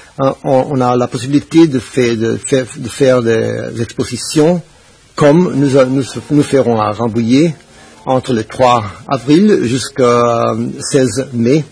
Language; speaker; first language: French; non-native, fluent; Spanish